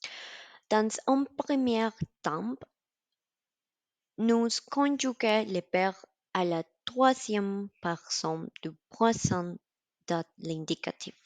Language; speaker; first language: French; non-native, learner; Spanish